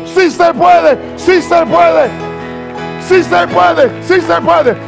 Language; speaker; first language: Spanish; non-native, learner; English